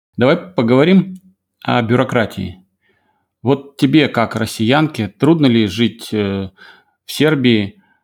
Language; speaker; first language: Russian; native; Russian